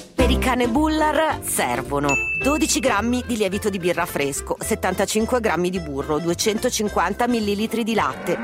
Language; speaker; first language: Italian; native; Italian